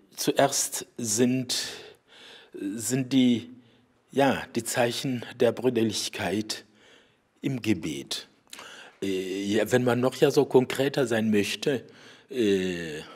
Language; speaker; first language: German; non-native, fluent; Rundi